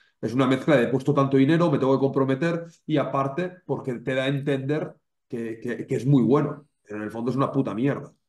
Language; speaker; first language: Spanish; native; Spanish